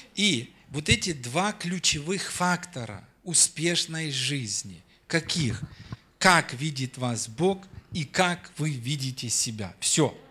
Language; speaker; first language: Russian; native; Russian